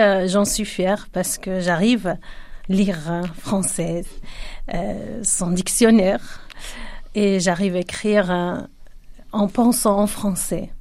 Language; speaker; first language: French; non-native, fluent; Kurdish